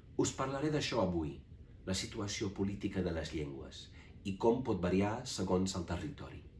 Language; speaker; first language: Catalan; non-native, fluent; English